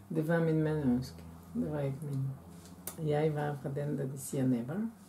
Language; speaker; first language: Danish; non-native, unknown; Bulgarian